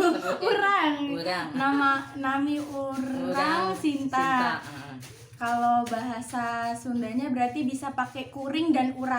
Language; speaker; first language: Indonesian; non-native, local second language; Javanese